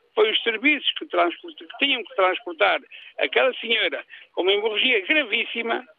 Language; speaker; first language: Portuguese; native; Portuguese